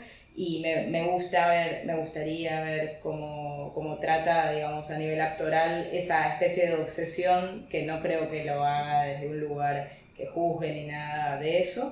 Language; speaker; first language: Spanish; native; Spanish